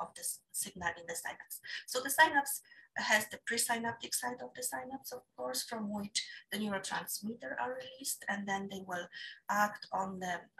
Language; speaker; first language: English; non-native, fluent; Polish